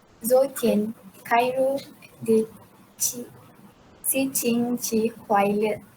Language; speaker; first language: Chinese; non-native, learner; Malay